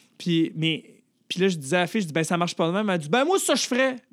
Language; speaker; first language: French; native; French